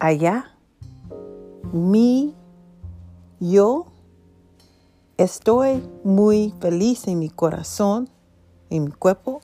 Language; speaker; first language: Spanish; non-native, learner; English